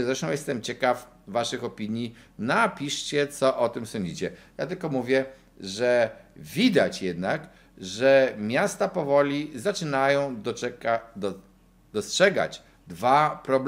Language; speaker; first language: Polish; native; Polish